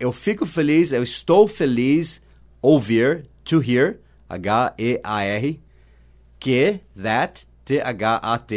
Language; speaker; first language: Portuguese; non-native, fluent; English